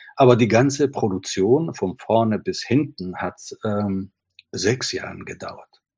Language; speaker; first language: German; non-native, fluent; Italian